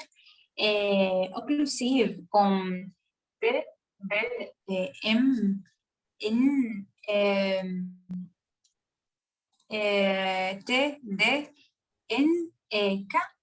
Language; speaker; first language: French; non-native, learner; Spanish